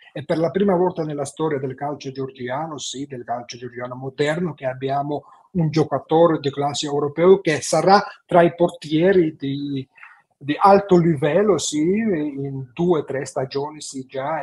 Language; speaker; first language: Italian; non-native, fluent; Georgian